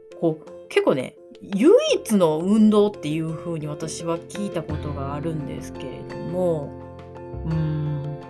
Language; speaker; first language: Japanese; native; Japanese